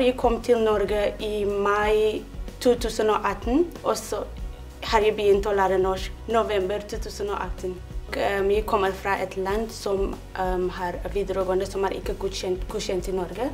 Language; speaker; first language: Norwegian; non-native, fluent; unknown